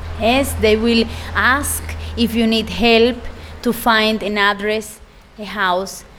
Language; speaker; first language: English; non-native, fluent; Spanish